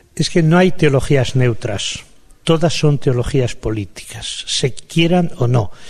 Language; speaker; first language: Spanish; native; Spanish